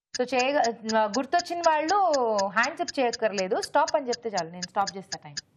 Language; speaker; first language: Telugu; native; Telugu